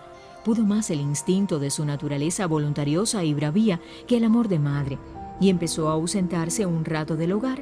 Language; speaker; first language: Spanish; native; Spanish